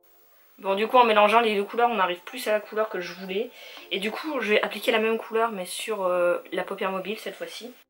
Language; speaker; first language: French; native; French